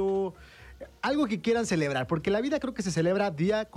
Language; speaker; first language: Spanish; native; Spanish